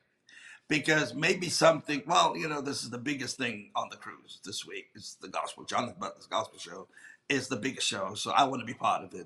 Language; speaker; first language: English; non-native, local second language; Afrikaans